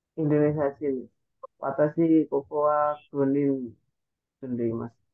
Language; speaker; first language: Japanese; non-native, learner; Indonesian